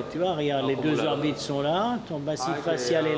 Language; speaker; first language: French; native; French